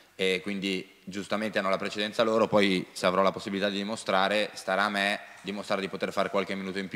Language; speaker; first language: Italian; native; Italian